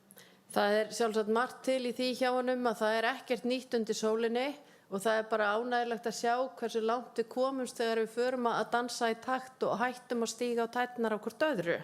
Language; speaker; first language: Icelandic; native; Icelandic